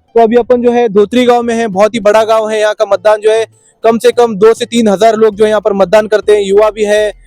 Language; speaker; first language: Hindi; non-native, local second language; Marathi